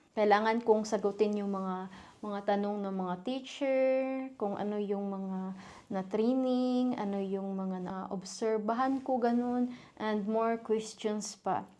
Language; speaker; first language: Filipino; non-native, local second language; Cebuano